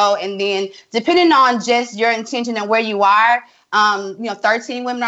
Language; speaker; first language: English; native; English